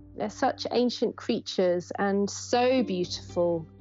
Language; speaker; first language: English; native; English